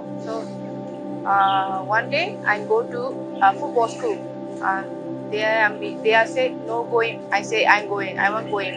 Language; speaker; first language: English; non-native, learner; Burmese